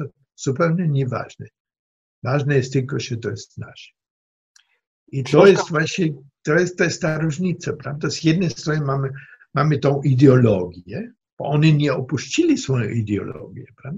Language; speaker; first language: Polish; non-native, fluent; German